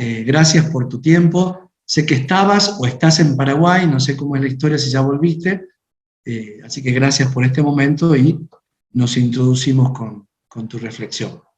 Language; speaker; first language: Spanish; native; Spanish